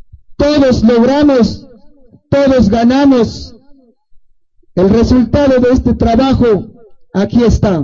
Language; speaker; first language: Spanish; non-native, local second language; Tzotzil